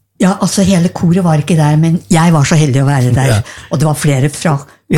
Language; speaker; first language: Norwegian; native; Norwegian